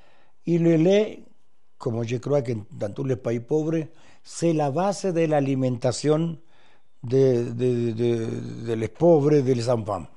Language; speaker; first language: French; non-native, fluent; Spanish